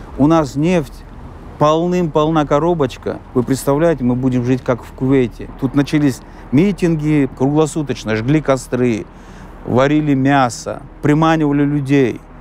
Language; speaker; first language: Russian; non-native, local second language; Chechen